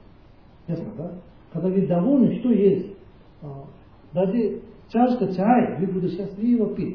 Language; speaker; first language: Russian; non-native, learner; Tibetan